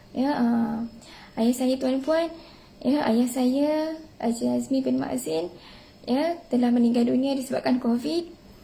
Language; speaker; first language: Malay; native; Malay